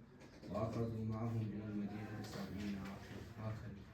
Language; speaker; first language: Arabic; non-native, learner; Urdu